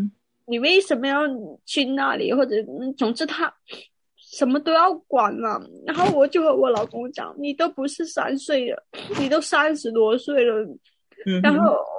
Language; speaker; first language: Chinese; non-native, local second language; Cantonese